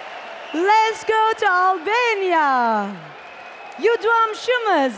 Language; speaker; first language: English; non-native, fluent; Turkish